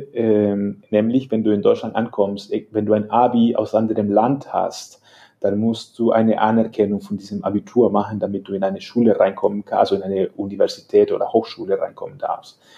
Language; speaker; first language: German; non-native, fluent; Spanish